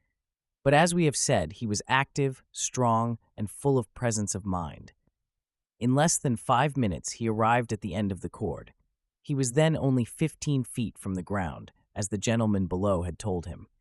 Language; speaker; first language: English; native; English